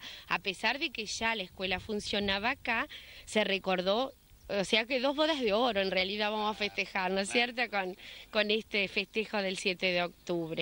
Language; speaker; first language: Spanish; native; Spanish